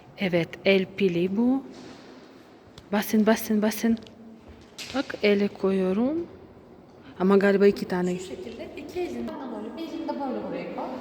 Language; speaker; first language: Turkish; non-native, learner; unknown